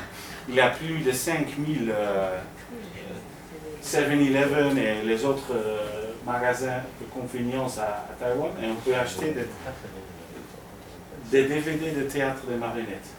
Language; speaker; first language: French; non-native, fluent; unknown